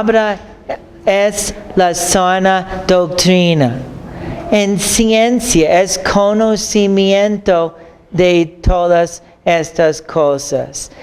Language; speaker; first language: Spanish; non-native, fluent; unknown